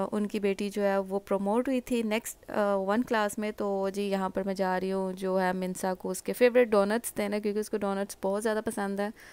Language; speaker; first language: Urdu; native; Urdu